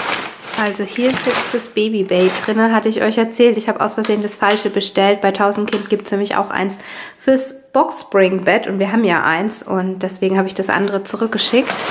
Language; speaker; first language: German; native; German